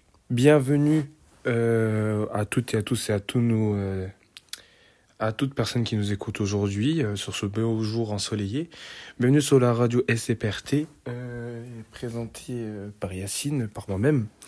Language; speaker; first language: French; native; French